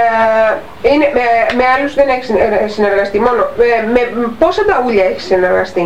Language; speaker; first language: Greek; native; Greek